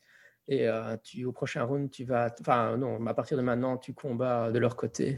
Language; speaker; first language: French; native; French